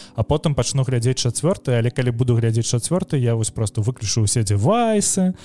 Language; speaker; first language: Belarusian; non-native, local second language; Russian